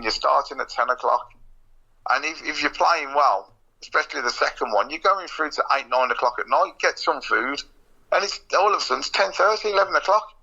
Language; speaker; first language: English; native; English